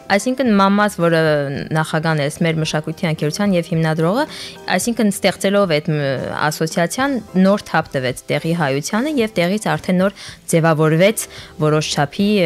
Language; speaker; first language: Armenian; early bilingual, heritage; French